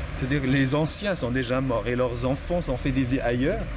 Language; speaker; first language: French; non-native, local second language; Arabic